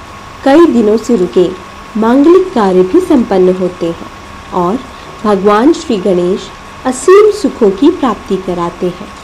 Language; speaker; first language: Hindi; native; Hindi